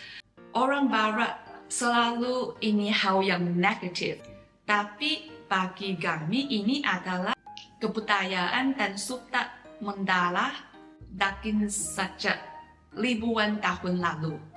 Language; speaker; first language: Indonesian; non-native, fluent; Chinese